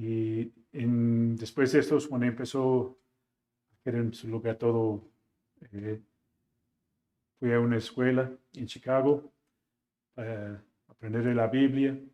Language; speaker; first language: Spanish; non-native, fluent; English